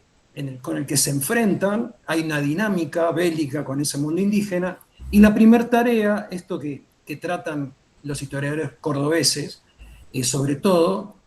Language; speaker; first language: Spanish; native; Spanish